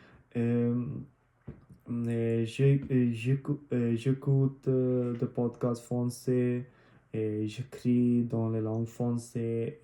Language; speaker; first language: French; non-native, learner; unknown